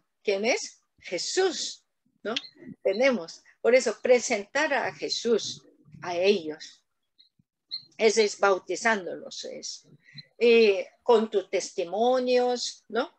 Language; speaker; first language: Spanish; non-native, learner; Korean